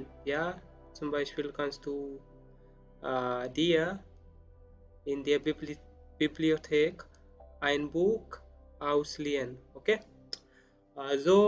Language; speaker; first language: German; non-native, learner; Spanish